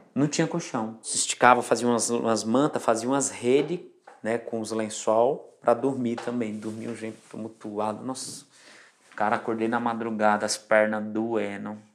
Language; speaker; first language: Portuguese; native; Portuguese